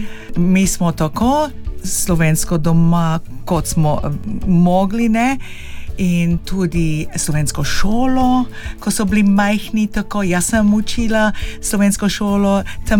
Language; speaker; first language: Slovenian; early bilingual, heritage; Slovenian